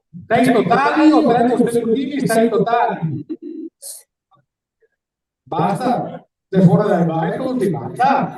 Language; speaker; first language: Italian; native; Italian